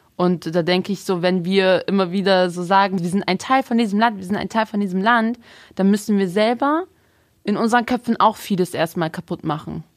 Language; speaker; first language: German; native; German